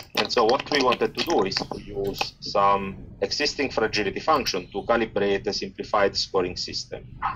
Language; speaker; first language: English; non-native, fluent; Italian